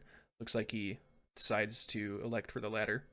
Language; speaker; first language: English; native; English